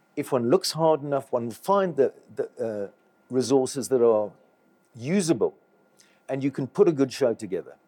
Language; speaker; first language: English; native; English